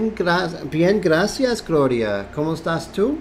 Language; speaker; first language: Spanish; non-native, learner; English